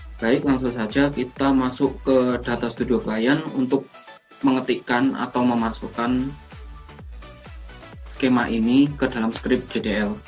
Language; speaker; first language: Indonesian; native; Indonesian